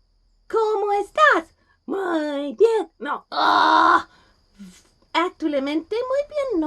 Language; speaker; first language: Spanish; non-native, learner; English